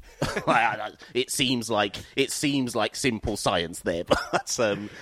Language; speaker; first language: English; native; English